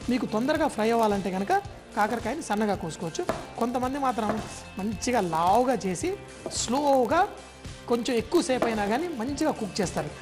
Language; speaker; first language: Telugu; native; Telugu